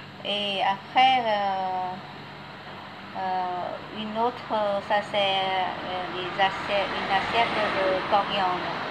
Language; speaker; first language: French; non-native, fluent; Vietnamese